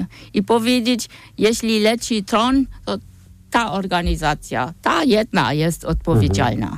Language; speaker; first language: Polish; non-native, fluent; German